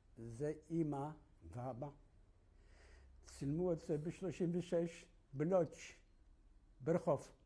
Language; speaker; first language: Hebrew; non-native, fluent; Yiddish